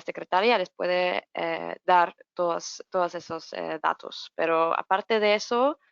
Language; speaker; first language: Spanish; non-native, fluent; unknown